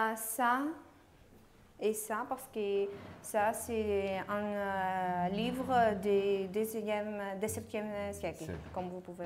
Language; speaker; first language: French; non-native, fluent; Greek